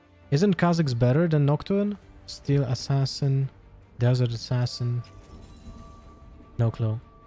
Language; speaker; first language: English; non-native, fluent; Polish